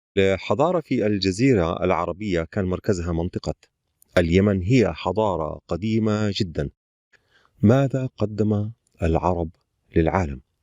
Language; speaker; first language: Arabic; native; Arabic